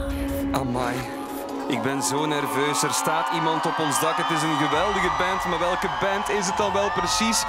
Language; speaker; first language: Dutch; native; Dutch